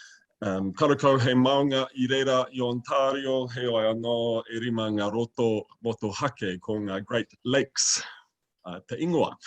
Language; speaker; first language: Māori; non-native, learner; English